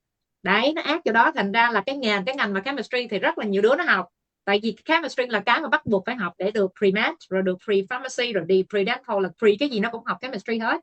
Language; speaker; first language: Vietnamese; native; Vietnamese